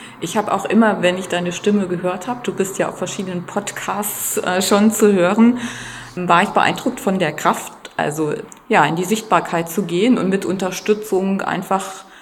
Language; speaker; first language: German; native; German